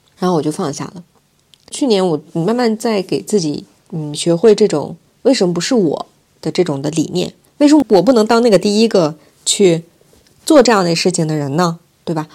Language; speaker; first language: Chinese; non-native, local second language; Uyghur